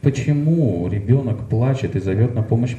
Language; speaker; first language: Russian; native; Russian